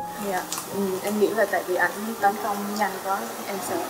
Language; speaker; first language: Vietnamese; early bilingual, heritage; Vietnamese